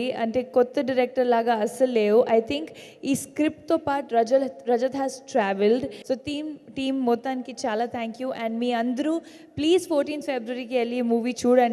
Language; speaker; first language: Telugu; non-native, fluent; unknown